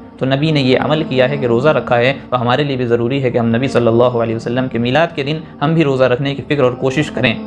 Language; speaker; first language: Urdu; native; Urdu